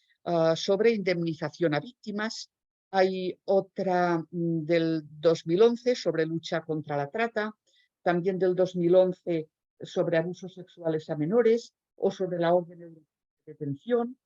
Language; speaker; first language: Spanish; native; Spanish